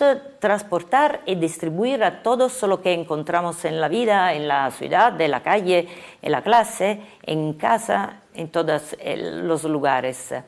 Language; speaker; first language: Spanish; non-native, fluent; Italian